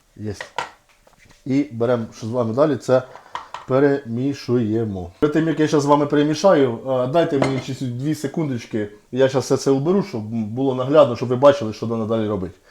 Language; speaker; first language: Ukrainian; non-native, local second language; Russian